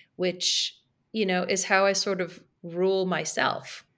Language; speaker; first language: English; native; English